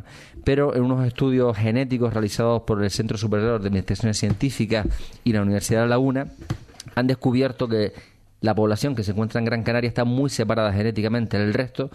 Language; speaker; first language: Spanish; native; Spanish